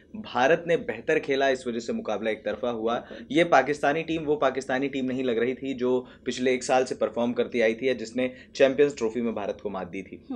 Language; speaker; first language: Hindi; native; Hindi